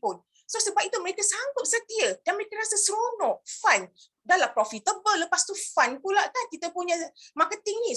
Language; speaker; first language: Malay; native; Malay